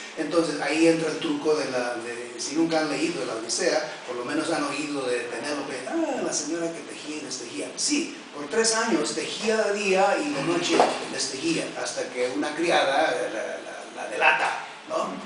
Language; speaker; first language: Spanish; early bilingual, heritage; Spanish